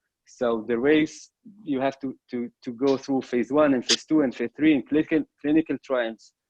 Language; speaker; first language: English; non-native, fluent; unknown